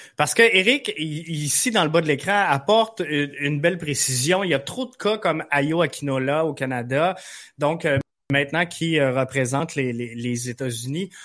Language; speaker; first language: French; native; French